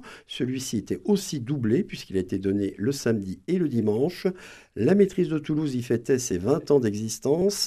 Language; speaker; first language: French; native; French